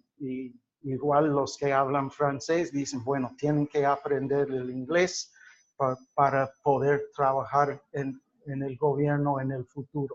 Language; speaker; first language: Spanish; non-native, fluent; English